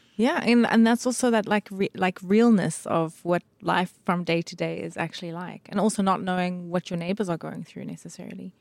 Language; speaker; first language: English; native; English